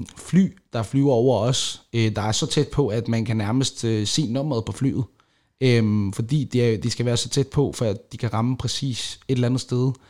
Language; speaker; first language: Danish; early bilingual, other home language; Kurdish